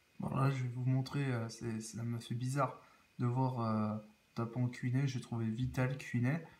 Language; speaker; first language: French; native; French